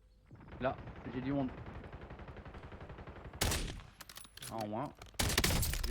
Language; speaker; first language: French; native; French